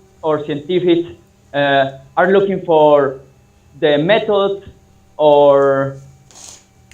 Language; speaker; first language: English; non-native, learner; Spanish